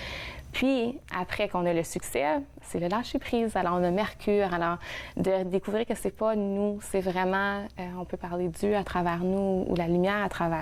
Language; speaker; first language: French; native; French